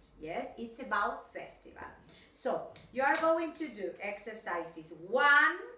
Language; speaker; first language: English; non-native, fluent; Spanish